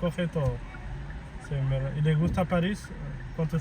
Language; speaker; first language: Spanish; non-native, fluent; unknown